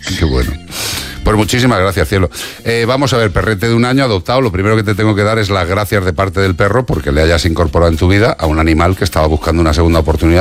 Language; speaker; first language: Spanish; native; Spanish